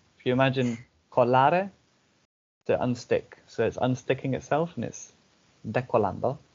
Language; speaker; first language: English; native; English